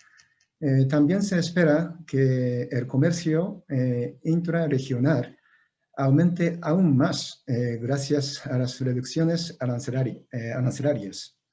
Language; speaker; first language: Spanish; non-native, fluent; Japanese